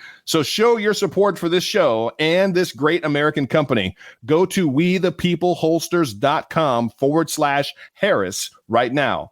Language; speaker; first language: English; native; English